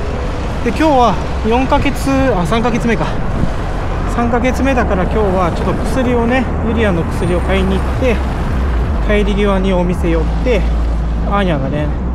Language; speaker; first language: Japanese; native; Japanese